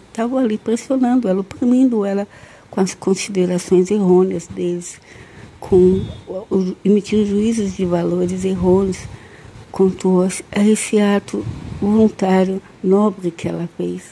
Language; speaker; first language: Portuguese; native; Portuguese